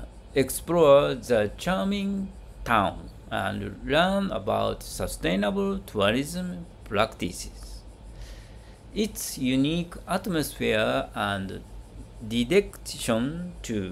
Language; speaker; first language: English; non-native, learner; Japanese